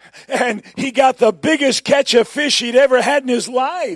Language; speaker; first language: English; native; English